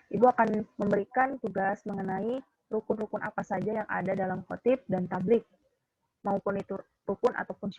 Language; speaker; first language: Indonesian; native; Indonesian